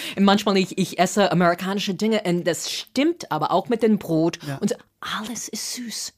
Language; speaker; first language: German; non-native, fluent; English